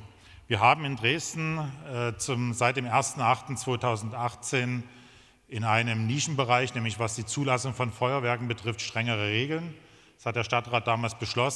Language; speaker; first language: German; native; German